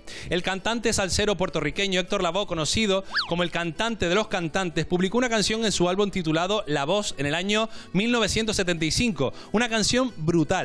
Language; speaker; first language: Spanish; native; Spanish